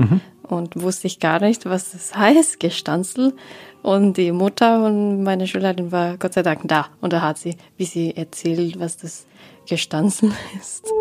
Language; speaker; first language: German; non-native, learner; Japanese